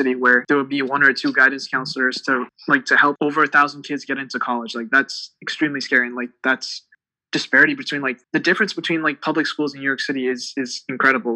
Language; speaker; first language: English; early bilingual, other home language; Tibetan